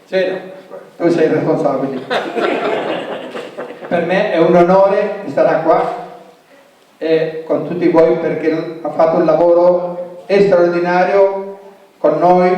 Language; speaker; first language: Italian; non-native, learner; Spanish